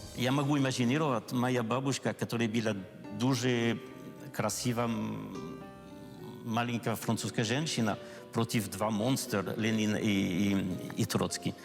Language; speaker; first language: Russian; non-native, learner; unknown